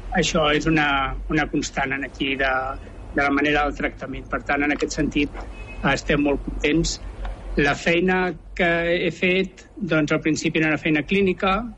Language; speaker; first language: Catalan; native; Catalan